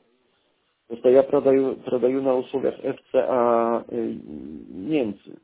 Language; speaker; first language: Russian; non-native, learner; Polish